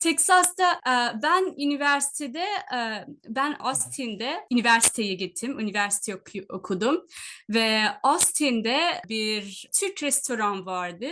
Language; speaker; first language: Turkish; non-native, fluent; Telugu